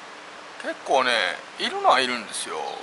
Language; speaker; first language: Japanese; native; Japanese